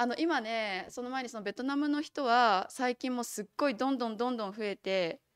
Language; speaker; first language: Japanese; native; Japanese